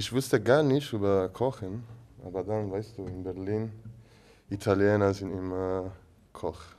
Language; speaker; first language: German; non-native, learner; Italian